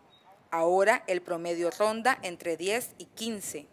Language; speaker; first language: Spanish; native; Spanish